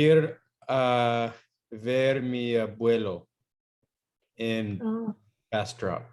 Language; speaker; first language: Spanish; non-native, learner; English